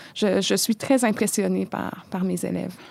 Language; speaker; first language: French; native; French